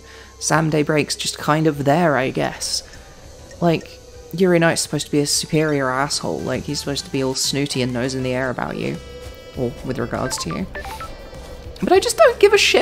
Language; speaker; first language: English; native; English